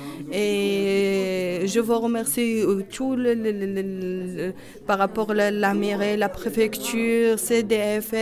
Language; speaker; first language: French; non-native, learner; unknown